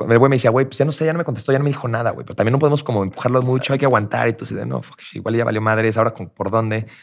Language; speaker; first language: Spanish; native; Spanish